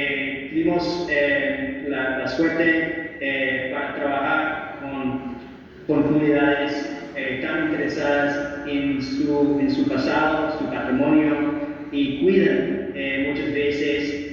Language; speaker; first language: Spanish; non-native, fluent; English